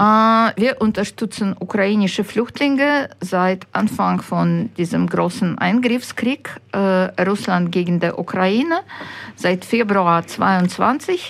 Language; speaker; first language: German; non-native, fluent; Ukrainian